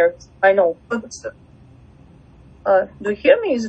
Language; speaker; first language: English; non-native, fluent; Russian